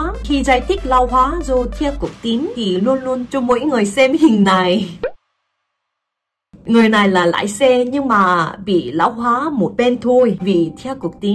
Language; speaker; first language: Vietnamese; non-native, fluent; Korean